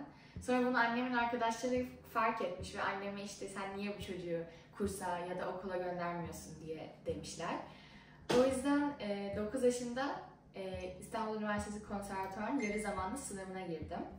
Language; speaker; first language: Turkish; early bilingual, heritage; Turkish